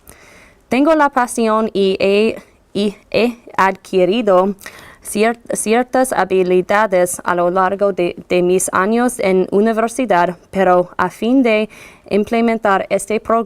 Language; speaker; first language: Spanish; non-native, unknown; English